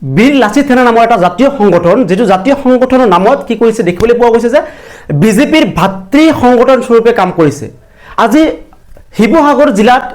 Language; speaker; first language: Assamese; non-native, local second language; Bangla